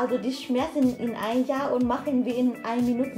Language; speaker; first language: German; non-native, fluent; Vietnamese